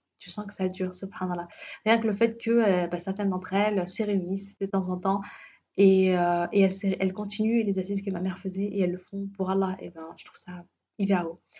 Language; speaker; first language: French; early bilingual, other home language; Arabic